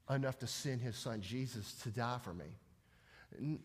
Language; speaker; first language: English; native; English